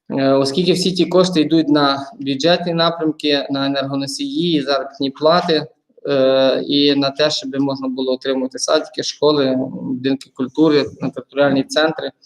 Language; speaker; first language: Ukrainian; native; Ukrainian